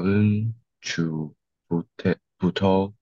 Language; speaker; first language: Korean; non-native, learner; Chinese